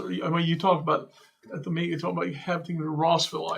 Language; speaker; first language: English; native; English